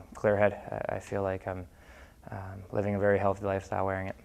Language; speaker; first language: English; native; English